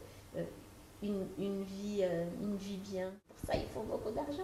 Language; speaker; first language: French; non-native, fluent; Portuguese